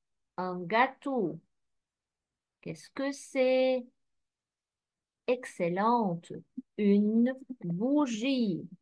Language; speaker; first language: French; non-native, fluent; Arabic